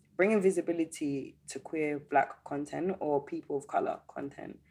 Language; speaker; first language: English; native; English